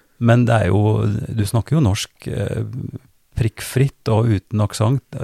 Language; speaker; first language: Norwegian; native; Norwegian